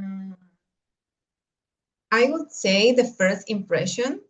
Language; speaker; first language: English; non-native, learner; Spanish